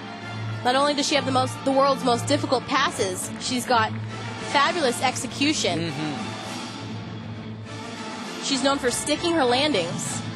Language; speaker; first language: English; native; English